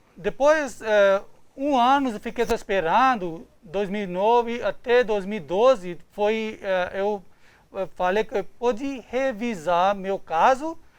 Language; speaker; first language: Portuguese; non-native, learner; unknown